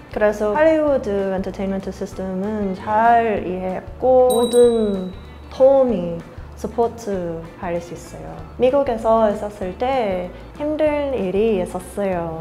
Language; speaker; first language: Korean; non-native, learner; English